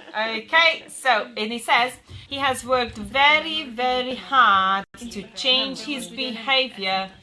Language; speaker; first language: English; non-native, fluent; Hungarian